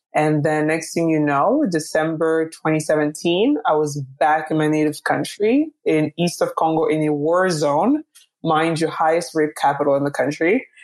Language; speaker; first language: English; early bilingual, other home language; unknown